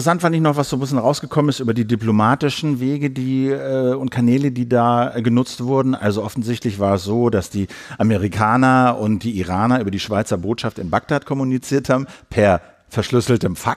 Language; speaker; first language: German; native; German